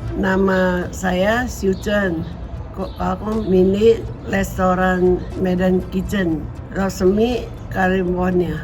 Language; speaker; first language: Indonesian; non-native, local second language; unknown